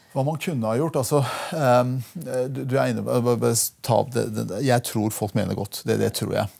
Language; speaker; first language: Norwegian; early bilingual, other home language; Persian